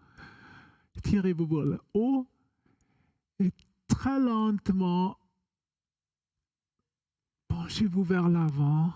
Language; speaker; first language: French; non-native, fluent; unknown